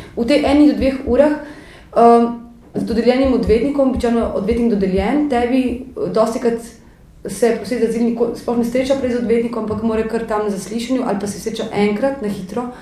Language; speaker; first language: Slovenian; native; Slovenian